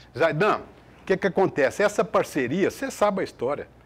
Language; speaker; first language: Portuguese; native; Portuguese